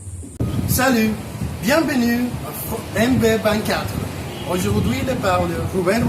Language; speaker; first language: French; non-native, learner; Spanish